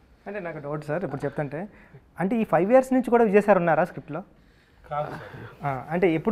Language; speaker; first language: Telugu; native; Telugu